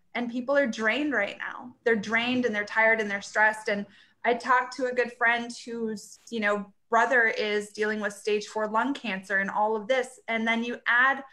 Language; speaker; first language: English; native; English